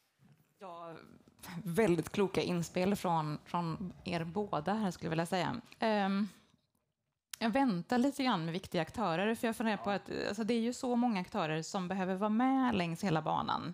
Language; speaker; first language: Swedish; native; Swedish